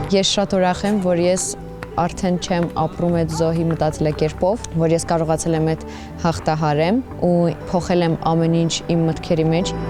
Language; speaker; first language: Armenian; early bilingual, heritage; Armenian